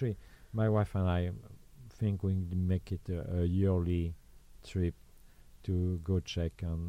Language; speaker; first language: English; non-native, fluent; French